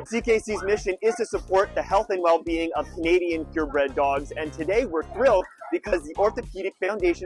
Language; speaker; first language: English; native; English